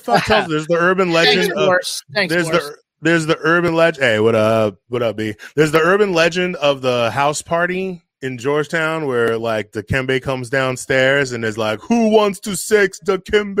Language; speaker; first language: English; native; English